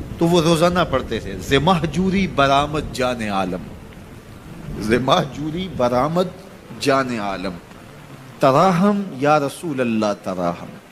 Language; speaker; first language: Urdu; non-native, local second language; Punjabi